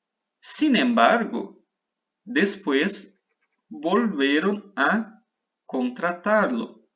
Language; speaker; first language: Spanish; non-native, fluent; Portuguese